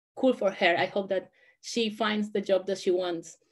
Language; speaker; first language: English; non-native, fluent; Spanish